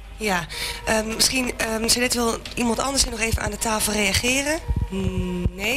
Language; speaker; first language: Dutch; native; Dutch